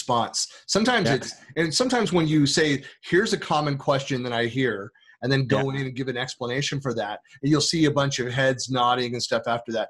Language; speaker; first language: English; native; English